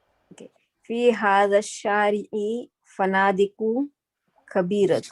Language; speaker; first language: Arabic; non-native, learner; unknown